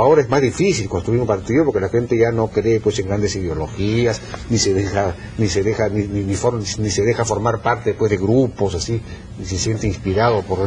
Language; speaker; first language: Spanish; native; Spanish